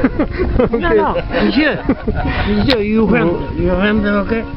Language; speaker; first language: English; non-native, learner; French